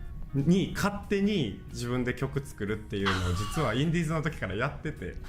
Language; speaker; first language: Japanese; native; Japanese